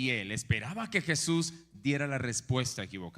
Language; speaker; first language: Spanish; native; Spanish